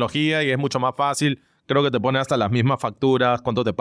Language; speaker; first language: Spanish; native; Spanish